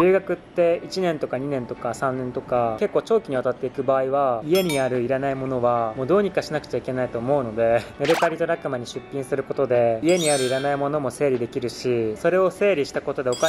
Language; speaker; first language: Japanese; native; Japanese